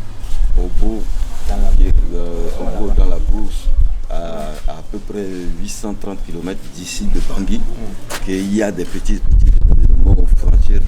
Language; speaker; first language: French; non-native, local second language; Sango